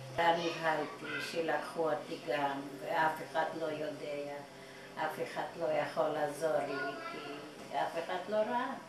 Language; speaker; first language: Hebrew; non-native, fluent; Yiddish